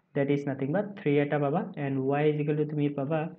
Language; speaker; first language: English; non-native, local second language; Assamese